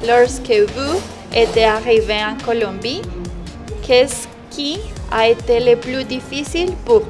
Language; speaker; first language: French; non-native, learner; Spanish